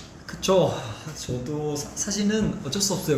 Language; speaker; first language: Korean; non-native, fluent; Chinese